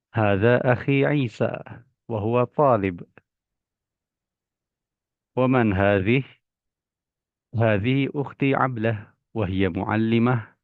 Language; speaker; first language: Arabic; non-native, fluent; Indonesian